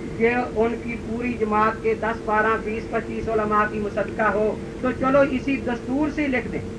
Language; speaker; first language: Urdu; native; Urdu